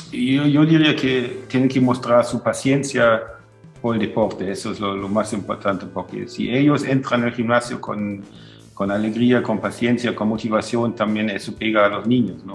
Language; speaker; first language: Spanish; non-native, fluent; German